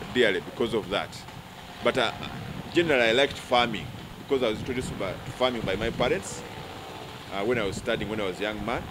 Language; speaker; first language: English; non-native, local second language; Ganda